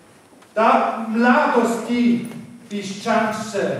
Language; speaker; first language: Slovenian; non-native, learner; German